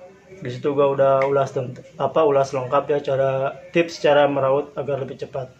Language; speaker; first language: Indonesian; native; Indonesian